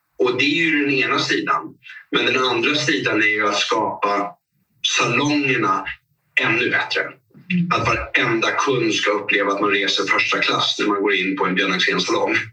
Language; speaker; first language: Swedish; native; Swedish